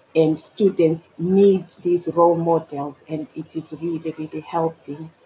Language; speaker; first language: English; non-native, local second language; Shona